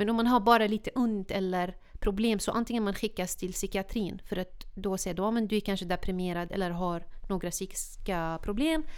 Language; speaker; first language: Swedish; non-native, fluent; Arabic